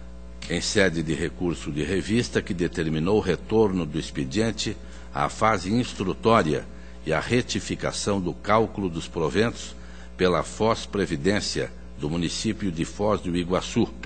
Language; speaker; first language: Portuguese; native; Portuguese